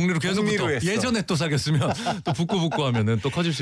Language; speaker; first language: Korean; native; Korean